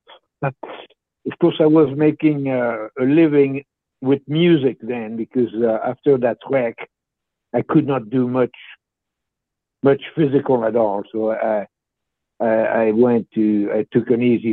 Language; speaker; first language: English; non-native, fluent; French